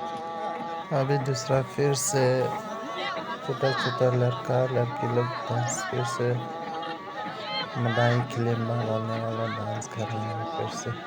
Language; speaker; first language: Hindi; non-native, local second language; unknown